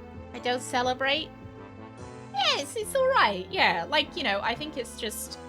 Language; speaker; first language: English; native; English